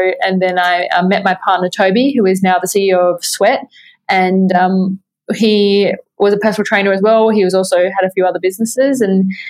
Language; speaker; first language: English; native; English